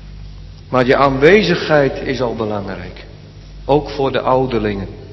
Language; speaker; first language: Dutch; native; Dutch